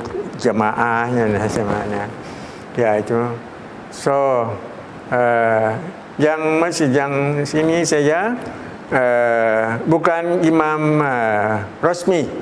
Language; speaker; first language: Indonesian; early bilingual, heritage; Thai